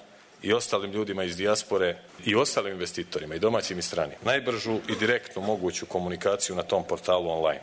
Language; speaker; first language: Serbian; native; Serbian